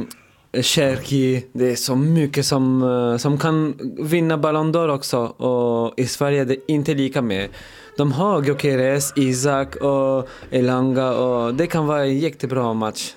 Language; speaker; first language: Swedish; early bilingual, heritage; French